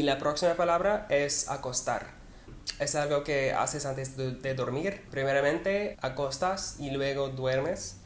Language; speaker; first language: Spanish; non-native, learner; English